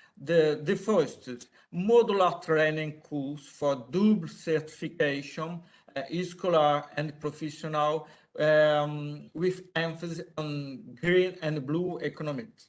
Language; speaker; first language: English; non-native, learner; Portuguese